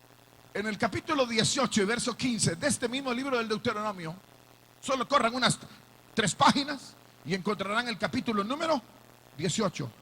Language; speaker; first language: Spanish; native; Spanish